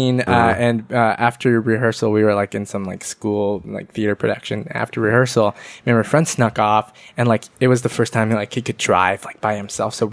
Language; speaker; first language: English; early bilingual, other home language; Vietnamese